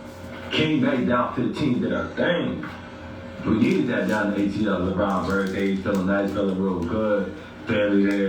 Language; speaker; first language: English; native; English